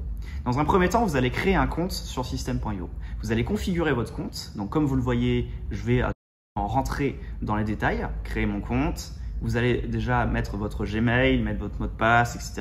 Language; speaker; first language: French; native; French